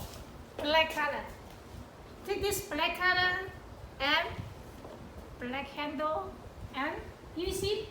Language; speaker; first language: English; non-native, learner; Chinese